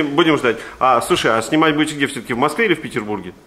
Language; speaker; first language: Russian; native; Russian